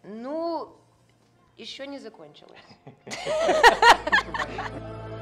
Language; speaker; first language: Russian; non-native, learner; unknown